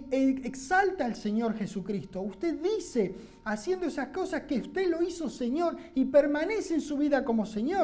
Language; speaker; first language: Spanish; native; Spanish